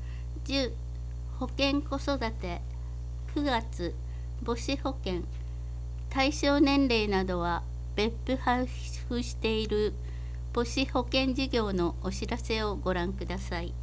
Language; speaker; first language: Japanese; native; Japanese